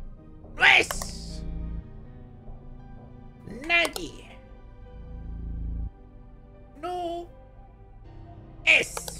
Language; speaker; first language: Spanish; native; Spanish